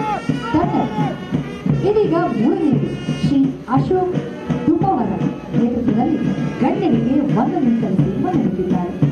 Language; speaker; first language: Kannada; native; Kannada